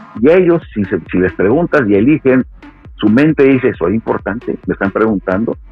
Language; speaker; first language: Spanish; native; Spanish